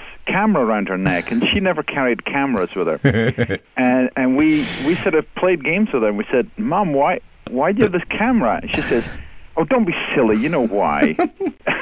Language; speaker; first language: English; native; English